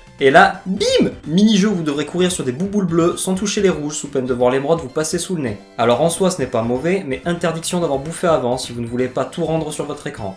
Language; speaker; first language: French; native; French